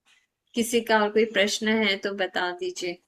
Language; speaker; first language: Hindi; native; Hindi